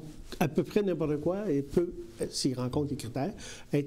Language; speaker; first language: French; native; French